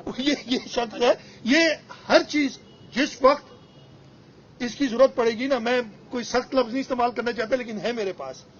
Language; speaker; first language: Urdu; non-native, local second language; Sindhi